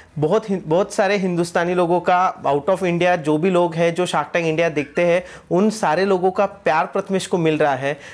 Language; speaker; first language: Hindi; non-native, local second language; Marathi